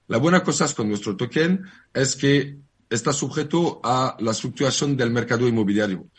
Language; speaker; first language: Spanish; non-native, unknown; French